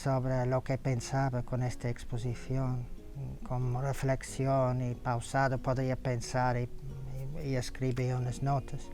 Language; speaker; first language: Spanish; non-native, fluent; English